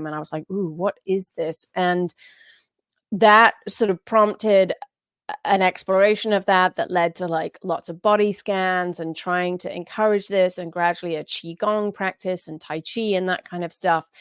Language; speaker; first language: English; native; English